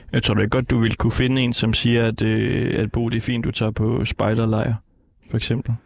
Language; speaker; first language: Danish; native; Danish